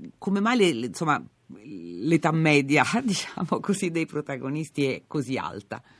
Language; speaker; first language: Italian; native; Italian